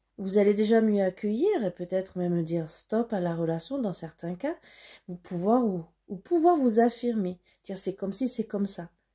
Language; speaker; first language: French; native; French